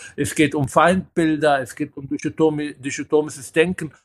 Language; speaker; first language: German; non-native, fluent; Hebrew